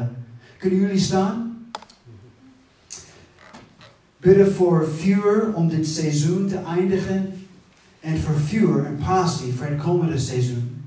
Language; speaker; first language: Dutch; non-native, fluent; English